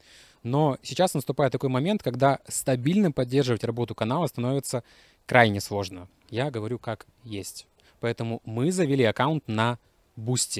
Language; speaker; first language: Russian; native; Russian